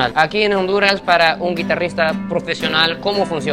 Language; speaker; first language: Spanish; non-native, fluent; English